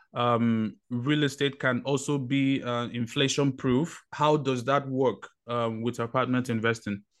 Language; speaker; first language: English; non-native, local second language; Igbo